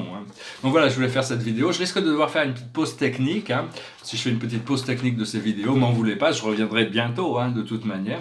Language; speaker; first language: French; native; French